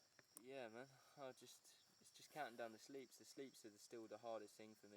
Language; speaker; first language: English; native; English